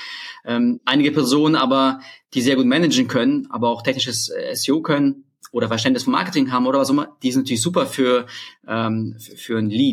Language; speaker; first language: German; early bilingual, other home language; Russian